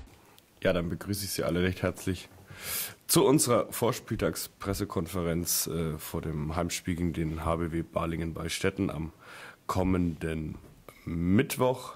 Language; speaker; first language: German; native; German